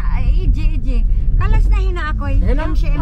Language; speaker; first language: Arabic; non-native, learner; Filipino